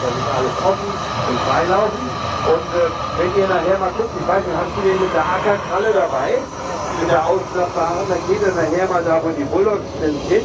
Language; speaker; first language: German; native; German